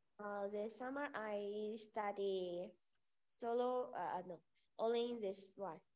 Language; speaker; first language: English; non-native, learner; Spanish